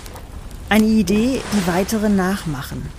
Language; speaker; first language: German; native; German